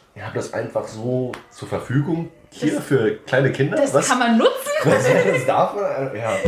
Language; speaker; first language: German; early bilingual, heritage; English